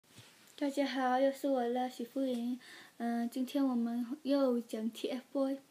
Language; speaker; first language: Chinese; early bilingual, heritage; Chinese